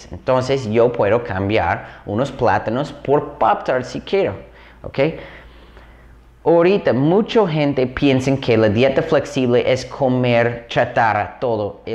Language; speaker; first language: Spanish; non-native, fluent; English